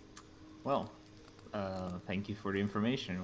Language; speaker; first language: English; native; English